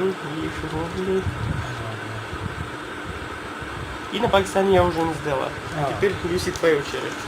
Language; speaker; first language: Russian; non-native, learner; Urdu